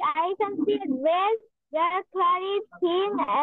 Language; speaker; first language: English; non-native, learner; Bangla